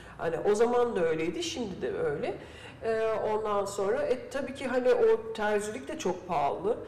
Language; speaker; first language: Turkish; early bilingual, heritage; Turkish